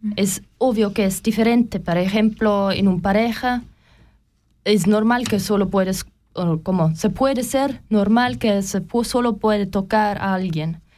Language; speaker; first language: Spanish; non-native, learner; German